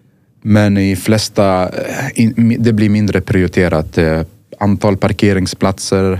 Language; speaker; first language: Swedish; non-native, fluent; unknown